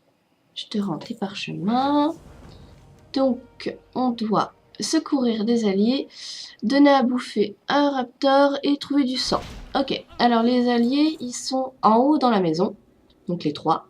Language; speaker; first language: French; native; French